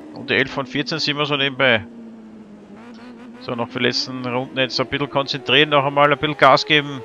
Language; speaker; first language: German; native; German